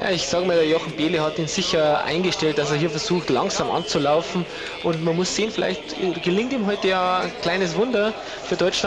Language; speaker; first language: German; native; German